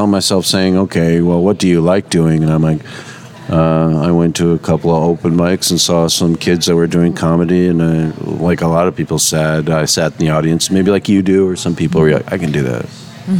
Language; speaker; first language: English; native; English